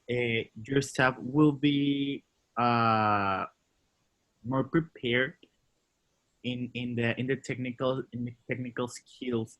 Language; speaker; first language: English; non-native, learner; Spanish